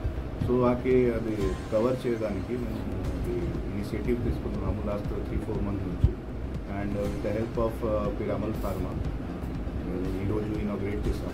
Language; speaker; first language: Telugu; non-native, local second language; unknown